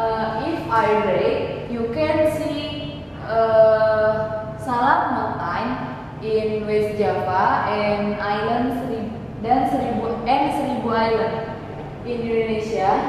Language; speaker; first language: English; non-native, learner; Indonesian